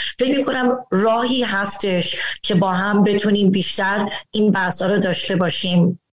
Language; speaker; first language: Persian; early bilingual, heritage; Persian